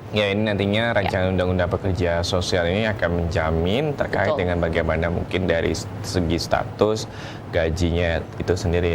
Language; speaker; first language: Indonesian; native; Indonesian